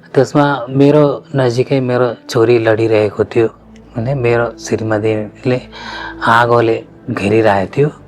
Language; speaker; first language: Nepali; non-native, fluent; Malayalam